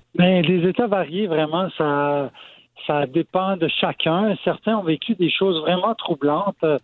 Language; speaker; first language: French; native; French